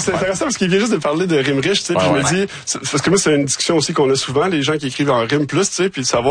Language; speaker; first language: French; native; French